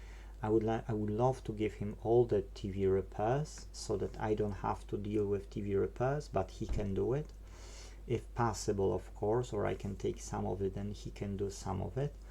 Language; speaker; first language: English; non-native, fluent; Polish